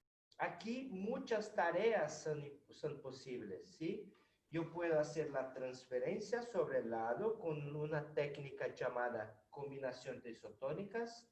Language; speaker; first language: Spanish; non-native, fluent; Portuguese